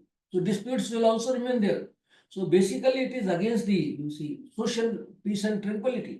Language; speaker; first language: English; non-native, local second language; Hindi